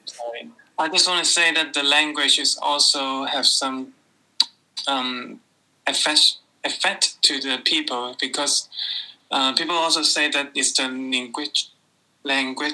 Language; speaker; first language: English; non-native, local second language; Cantonese